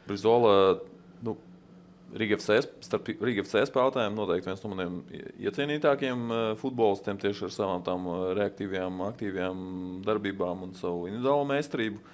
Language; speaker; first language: Latvian; native; Latvian